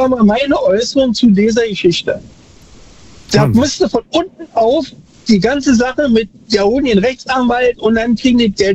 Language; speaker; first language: German; native; German